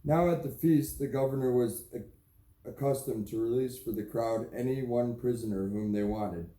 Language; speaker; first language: English; native; English